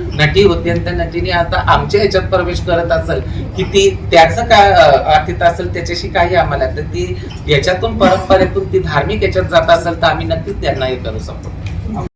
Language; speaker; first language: Hindi; native; Hindi